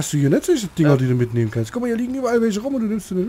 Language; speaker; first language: German; native; German